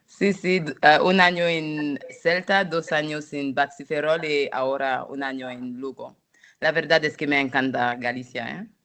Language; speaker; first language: Spanish; non-native, fluent; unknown